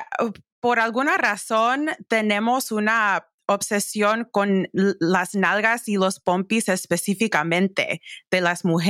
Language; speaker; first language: Spanish; early bilingual, heritage; English